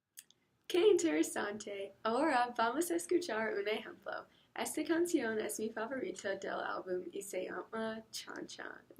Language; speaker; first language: Spanish; non-native, learner; English